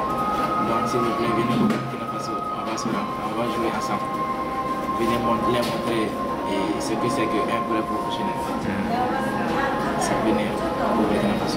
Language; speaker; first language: French; non-native, learner; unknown